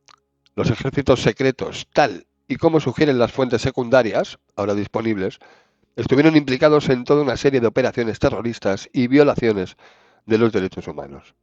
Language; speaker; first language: Spanish; native; Spanish